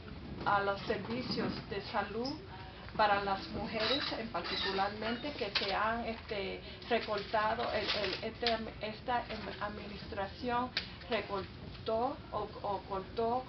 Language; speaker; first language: Spanish; early bilingual, heritage; Spanish